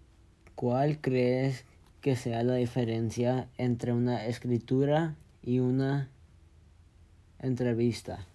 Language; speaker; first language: Spanish; early bilingual, heritage; Spanish